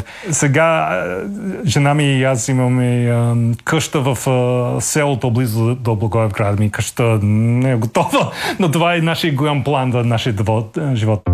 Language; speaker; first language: Bulgarian; non-native, learner; English